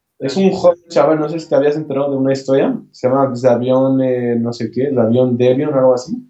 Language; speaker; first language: Spanish; non-native, fluent; French